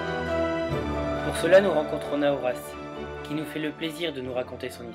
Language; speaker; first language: French; native; French